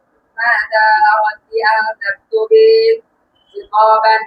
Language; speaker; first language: Arabic; non-native, learner; Bangla